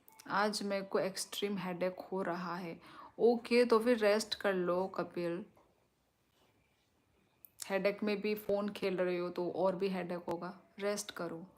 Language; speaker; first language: Hindi; non-native, local second language; Kok Borok